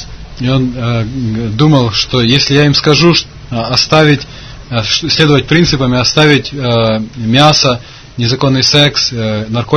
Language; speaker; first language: Russian; native; Russian